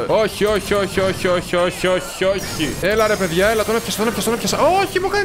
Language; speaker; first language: Greek; native; Greek